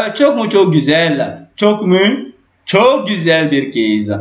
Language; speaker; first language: Turkish; non-native, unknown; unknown